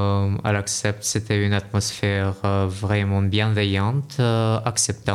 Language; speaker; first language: French; non-native, fluent; Russian